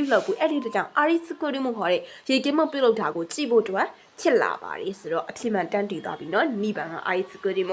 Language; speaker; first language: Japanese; non-native, learner; Burmese